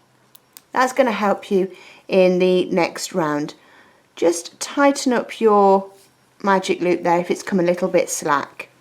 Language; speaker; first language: English; native; English